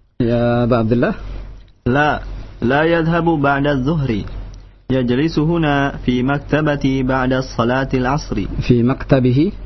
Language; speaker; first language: Arabic; non-native, learner; Indonesian